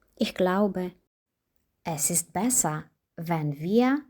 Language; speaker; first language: German; non-native, fluent; Ukrainian